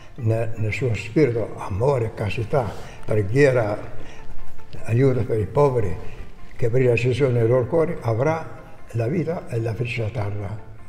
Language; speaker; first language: Italian; non-native, fluent; Albanian